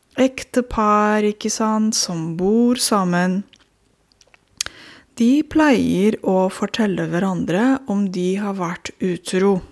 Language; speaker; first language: Norwegian; non-native, fluent; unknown